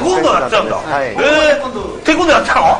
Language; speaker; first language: Japanese; native; Japanese